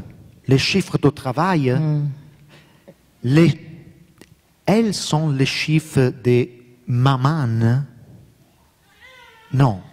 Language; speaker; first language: French; non-native, learner; Italian